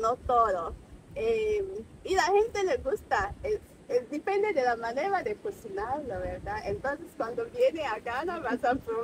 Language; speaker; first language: Spanish; non-native, fluent; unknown